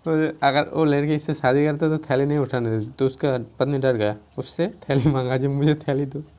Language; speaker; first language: Hindi; non-native, local second language; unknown